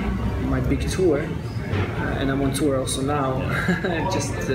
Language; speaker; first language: English; non-native, fluent; Russian